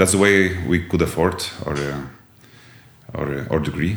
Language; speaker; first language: English; non-native, fluent; Dutch